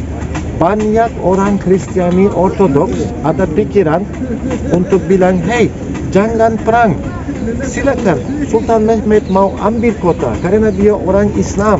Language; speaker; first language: Indonesian; non-native, learner; Turkish